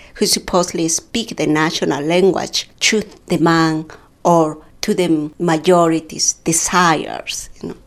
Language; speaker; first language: English; non-native, fluent; Quechua